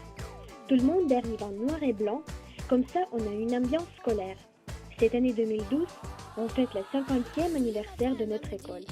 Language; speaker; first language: French; non-native, fluent; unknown